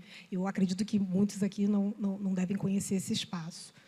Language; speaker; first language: Portuguese; native; Portuguese